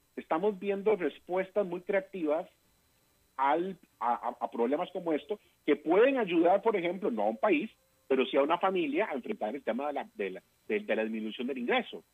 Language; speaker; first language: Spanish; native; Spanish